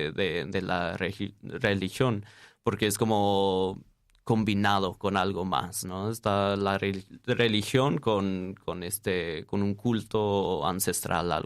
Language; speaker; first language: Spanish; non-native, fluent; English